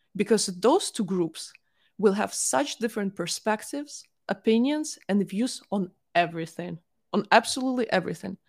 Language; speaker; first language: English; non-native, fluent; Russian